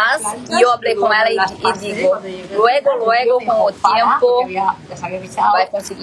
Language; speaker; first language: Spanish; non-native, learner; Portuguese